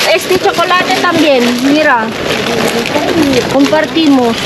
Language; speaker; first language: Spanish; non-native, learner; Filipino